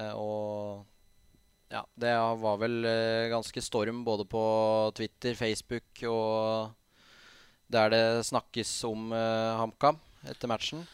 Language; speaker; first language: Norwegian; native; Norwegian